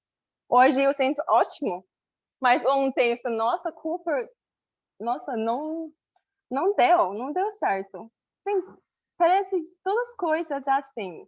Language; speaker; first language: Portuguese; non-native, learner; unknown